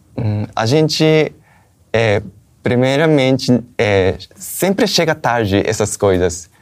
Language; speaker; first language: Portuguese; non-native, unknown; Japanese